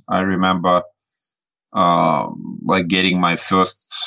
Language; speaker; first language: English; non-native, fluent; Russian